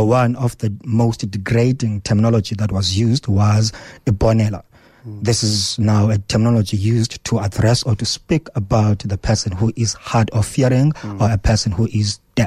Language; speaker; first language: English; non-native, local second language; Xhosa